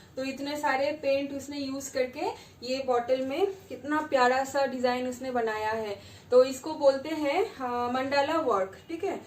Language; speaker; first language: Hindi; native; Hindi